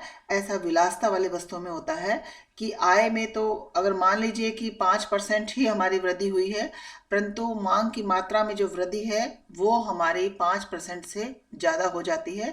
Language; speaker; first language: Hindi; native; Hindi